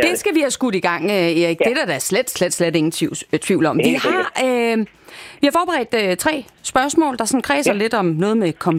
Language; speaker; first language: Danish; native; Danish